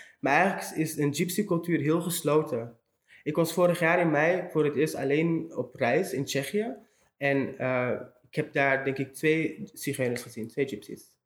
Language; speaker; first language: Dutch; early bilingual, other home language; Romany